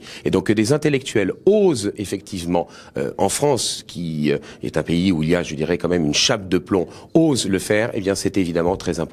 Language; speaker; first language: French; native; French